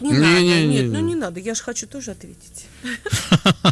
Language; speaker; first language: Russian; native; Russian